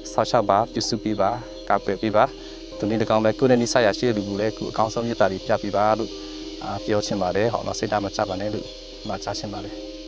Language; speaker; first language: Burmese; non-native, local second language; Western Kayah